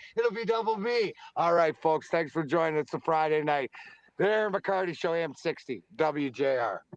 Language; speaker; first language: English; native; English